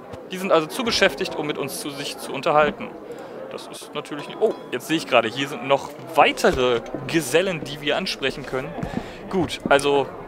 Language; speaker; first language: German; native; German